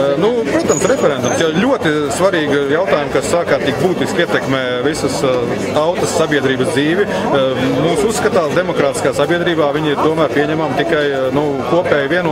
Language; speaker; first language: Latvian; native; Latvian